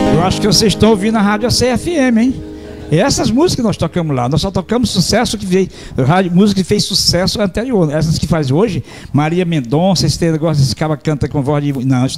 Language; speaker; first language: Portuguese; native; Portuguese